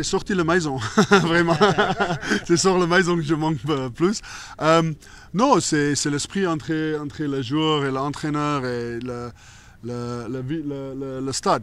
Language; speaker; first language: French; non-native, learner; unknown